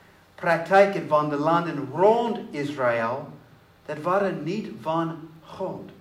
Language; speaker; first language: Dutch; non-native, learner; English